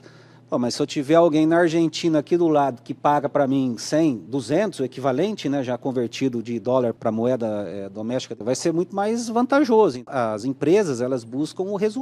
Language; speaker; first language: Portuguese; native; Portuguese